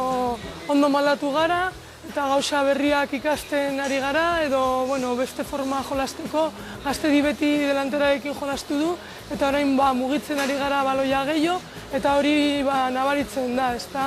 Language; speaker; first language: Basque; non-native, local second language; Spanish